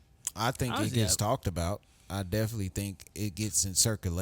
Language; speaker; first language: English; native; English